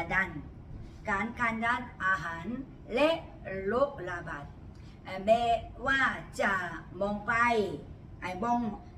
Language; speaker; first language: Thai; non-native, learner; Korean